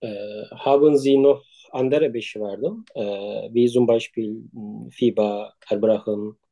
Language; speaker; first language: German; non-native, learner; Turkish